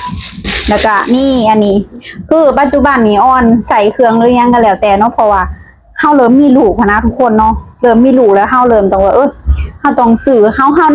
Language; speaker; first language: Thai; non-native, local second language; Lao